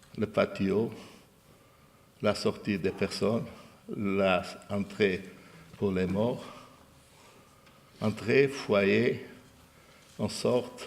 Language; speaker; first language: French; non-native, fluent; Portuguese